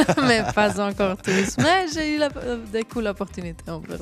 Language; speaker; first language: French; non-native, local second language; German